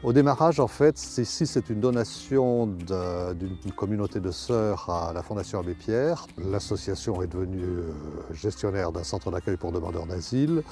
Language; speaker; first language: French; native; French